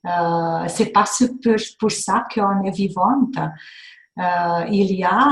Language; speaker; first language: French; non-native, fluent; Hungarian